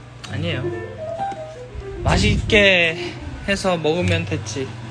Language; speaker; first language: Korean; native; Korean